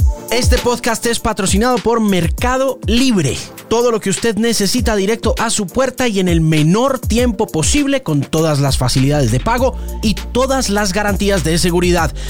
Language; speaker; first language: Spanish; native; Spanish